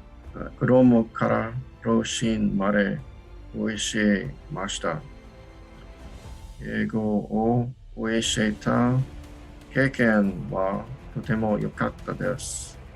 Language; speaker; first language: Japanese; non-native, learner; English